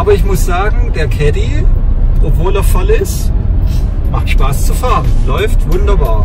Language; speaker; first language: German; native; German